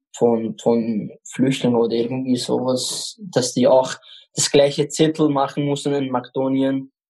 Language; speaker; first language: German; non-native, fluent; Arabic